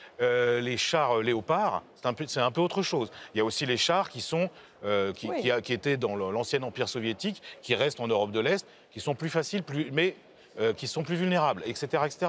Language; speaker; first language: French; native; French